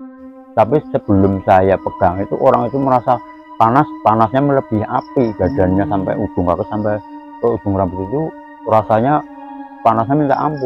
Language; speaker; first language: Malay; non-native, local second language; Javanese